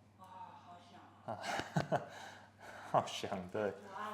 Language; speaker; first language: Chinese; non-native, fluent; English